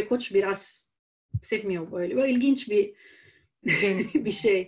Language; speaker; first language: Turkish; non-native, fluent; Italian